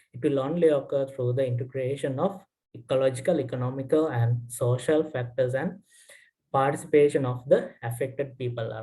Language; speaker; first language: English; non-native, local second language; Sinhala